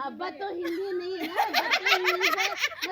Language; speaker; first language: Hindi; non-native, local second language; Rongmei Naga